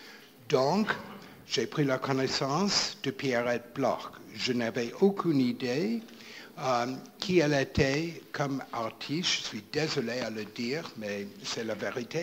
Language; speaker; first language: French; non-native, fluent; English